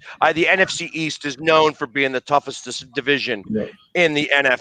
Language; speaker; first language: English; native; English